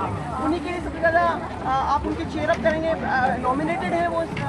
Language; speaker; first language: Hindi; native; Hindi